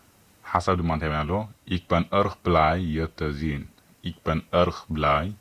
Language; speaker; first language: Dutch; non-native, fluent; Tigrinya